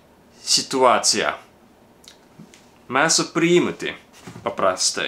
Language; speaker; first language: Lithuanian; non-native, fluent; Japanese